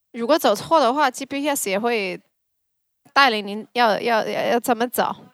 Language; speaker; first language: Chinese; early bilingual, heritage; Chinese